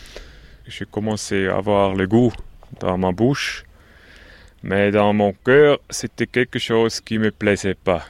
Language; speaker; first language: French; non-native, local second language; German